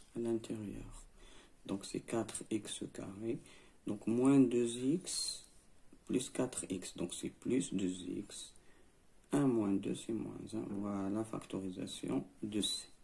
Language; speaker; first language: French; non-native, local second language; Arabic